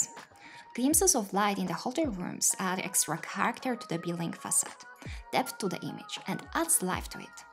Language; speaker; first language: English; non-native, fluent; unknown